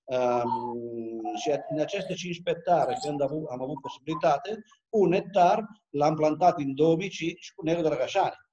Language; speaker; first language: Romanian; non-native, fluent; Italian